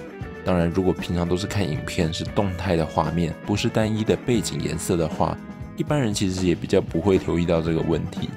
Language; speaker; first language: Chinese; native; Chinese